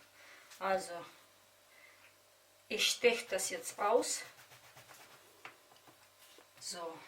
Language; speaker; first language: German; non-native, fluent; Russian